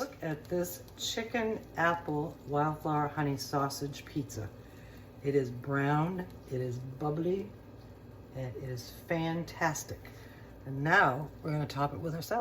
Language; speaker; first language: English; native; English